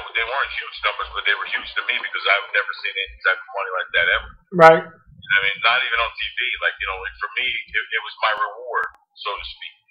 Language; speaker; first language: English; native; English